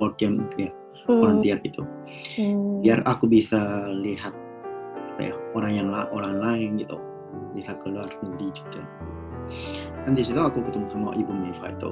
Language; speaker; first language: Indonesian; non-native, fluent; Japanese